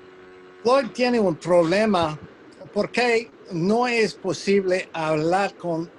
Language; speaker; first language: Spanish; non-native, learner; English